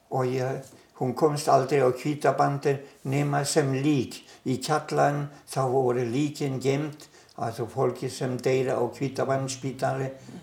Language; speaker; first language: Icelandic; non-native, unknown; German